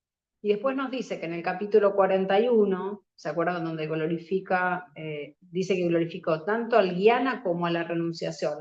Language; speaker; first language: Spanish; native; Spanish